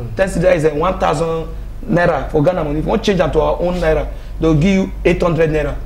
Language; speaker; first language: Nigerian Pidgin; non-native, local second language; Yoruba